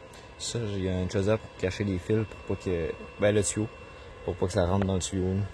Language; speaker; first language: French; native; French